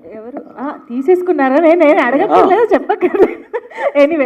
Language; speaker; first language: Telugu; native; Telugu